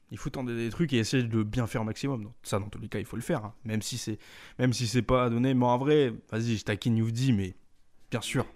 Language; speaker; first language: French; native; French